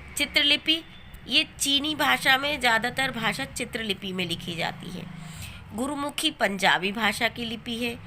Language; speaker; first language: Hindi; native; Hindi